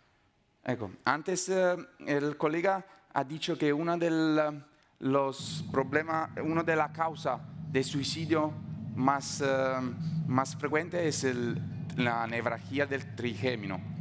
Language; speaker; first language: Spanish; non-native, fluent; Italian